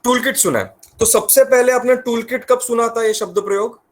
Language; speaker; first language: Hindi; non-native, local second language; Marathi